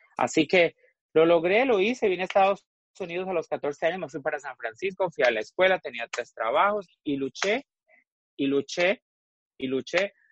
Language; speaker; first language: Spanish; native; Spanish